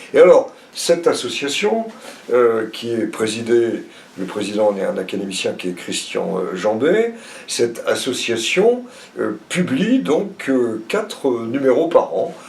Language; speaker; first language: French; native; French